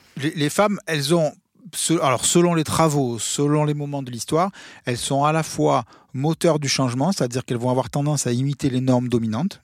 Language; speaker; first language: French; native; French